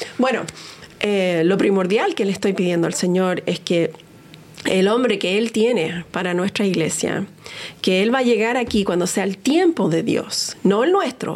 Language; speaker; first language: Spanish; early bilingual, heritage; Spanish